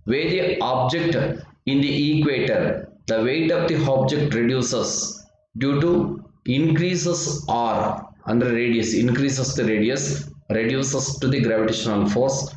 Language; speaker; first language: English; non-native, local second language; Kannada